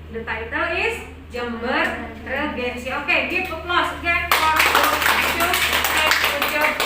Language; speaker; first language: English; non-native, learner; Indonesian